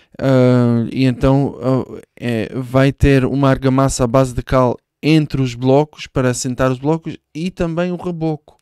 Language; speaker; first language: Portuguese; non-native, fluent; Hebrew